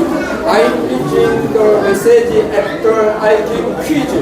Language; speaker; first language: English; non-native, learner; Korean